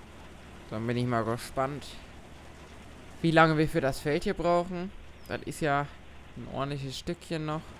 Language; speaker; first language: German; native; German